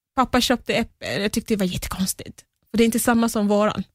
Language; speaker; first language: Swedish; early bilingual, other home language; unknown